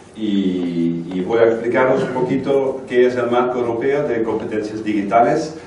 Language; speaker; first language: Spanish; non-native, fluent; Dutch